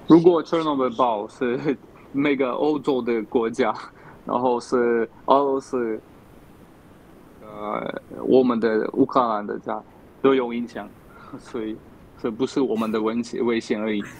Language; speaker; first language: Chinese; non-native, learner; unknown